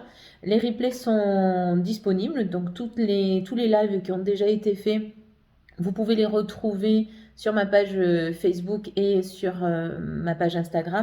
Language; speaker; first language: French; native; French